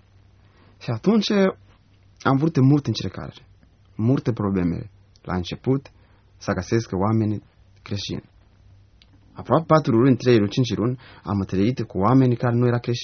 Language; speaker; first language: Romanian; non-native, learner; Rundi